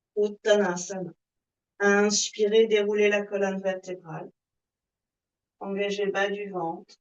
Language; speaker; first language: French; native; French